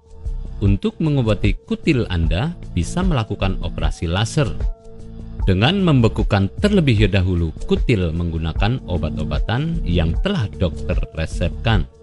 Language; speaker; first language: Indonesian; native; Indonesian